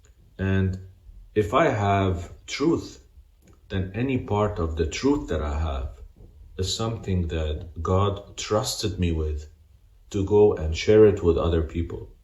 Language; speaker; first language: English; non-native, fluent; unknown